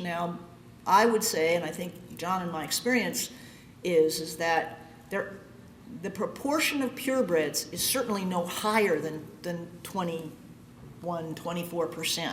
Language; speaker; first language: English; native; English